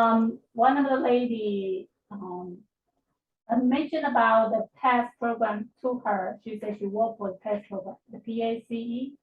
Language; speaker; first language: English; non-native, learner; Chinese